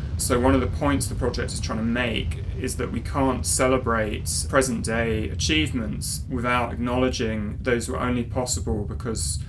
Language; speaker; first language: English; native; English